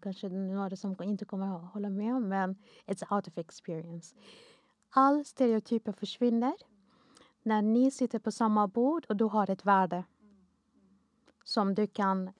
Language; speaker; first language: Swedish; non-native, fluent; Arabic